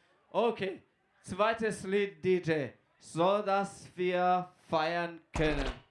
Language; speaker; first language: German; non-native, fluent; Kinyarwanda